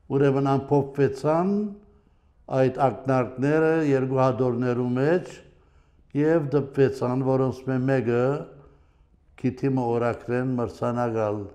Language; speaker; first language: Armenian; early bilingual, heritage; Armenian